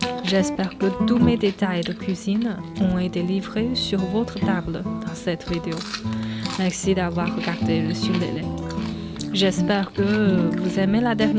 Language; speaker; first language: French; non-native, fluent; Chinese